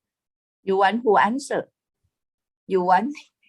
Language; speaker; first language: English; non-native, fluent; Thai